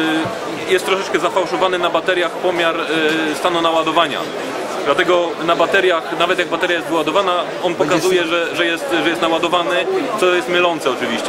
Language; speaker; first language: Polish; native; Polish